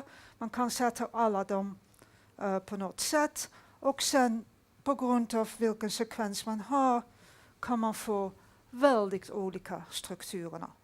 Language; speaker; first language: Swedish; non-native, fluent; Dutch